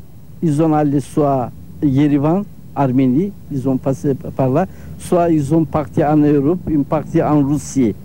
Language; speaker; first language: French; non-native, learner; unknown